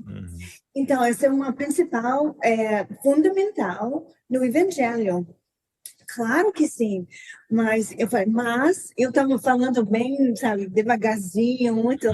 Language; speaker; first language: Portuguese; non-native, learner; English